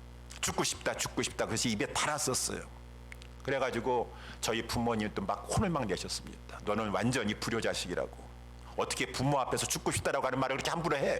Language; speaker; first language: Korean; native; Korean